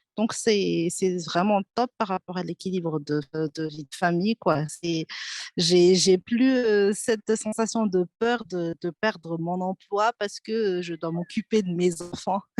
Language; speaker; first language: French; non-native, local second language; Malagasy